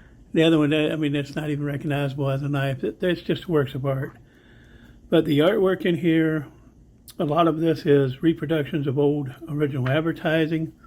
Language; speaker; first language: English; native; English